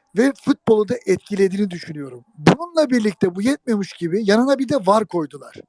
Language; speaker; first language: Turkish; native; Turkish